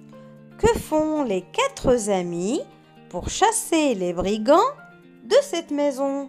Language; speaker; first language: French; non-native, local second language; Arabic